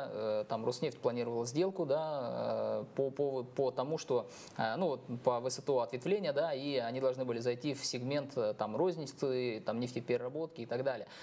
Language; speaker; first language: Russian; native; Russian